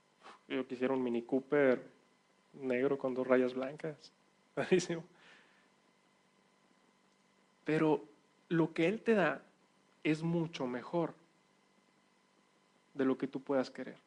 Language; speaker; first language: Spanish; native; Spanish